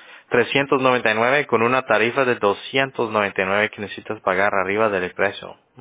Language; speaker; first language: Spanish; native; Spanish